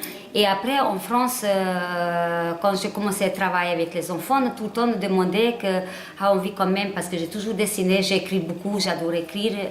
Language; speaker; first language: French; non-native, learner; Hungarian